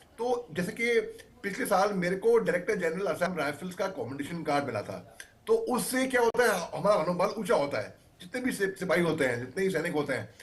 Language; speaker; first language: Hindi; native; Hindi